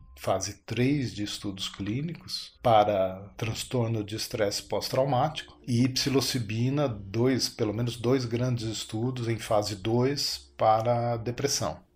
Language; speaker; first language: Portuguese; native; Portuguese